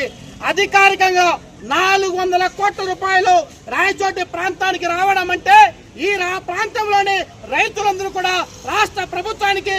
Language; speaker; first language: Telugu; native; Telugu